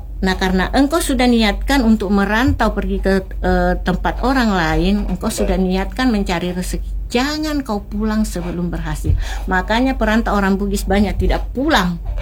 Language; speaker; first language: Indonesian; non-native, local second language; Buginese